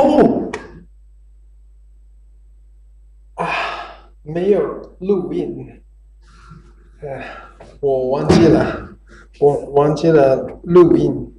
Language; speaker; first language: Chinese; non-native, learner; Japanese